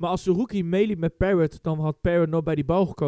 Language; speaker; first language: Dutch; native; Dutch